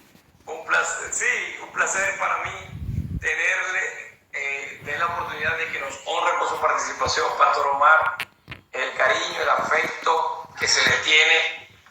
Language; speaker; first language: Spanish; native; Spanish